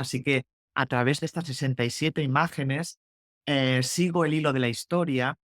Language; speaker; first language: Spanish; native; Spanish